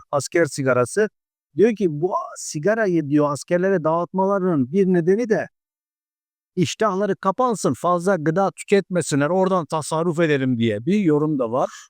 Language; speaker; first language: Turkish; native; Turkish